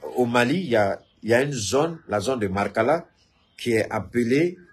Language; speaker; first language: French; non-native, local second language; Bambara